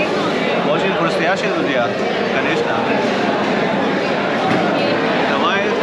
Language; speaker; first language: Russian; non-native, learner; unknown